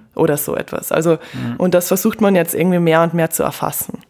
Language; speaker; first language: German; native; German